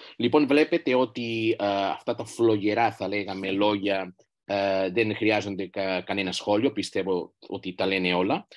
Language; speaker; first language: Greek; non-native, fluent; Catalan